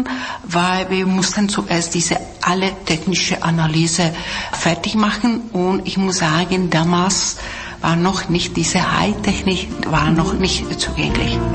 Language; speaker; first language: German; non-native, fluent; Czech